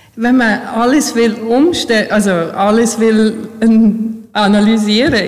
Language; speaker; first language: German; early bilingual, other home language; Bosnian